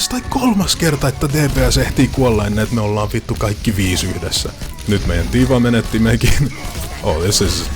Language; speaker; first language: Finnish; non-native, fluent; English